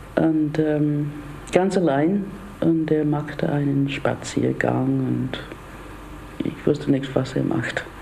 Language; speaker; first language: German; non-native, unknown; English